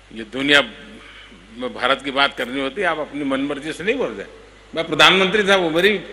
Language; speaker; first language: Hindi; non-native, local second language; Gujarati